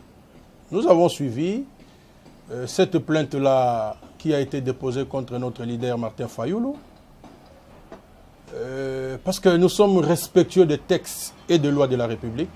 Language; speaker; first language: French; non-native, local second language; Lingala